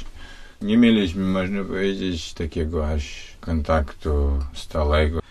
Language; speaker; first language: Polish; non-native, fluent; Russian